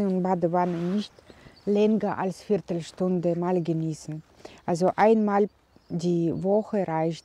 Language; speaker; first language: German; non-native, learner; Russian